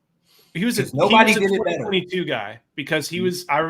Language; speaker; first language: English; native; English